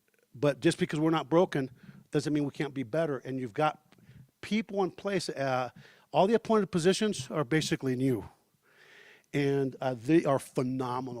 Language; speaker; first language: English; early bilingual, heritage; Spanish